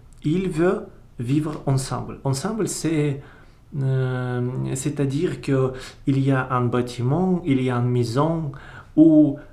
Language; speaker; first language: French; non-native, learner; Russian